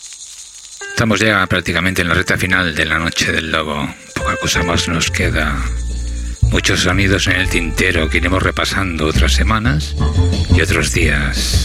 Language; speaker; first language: Spanish; native; Spanish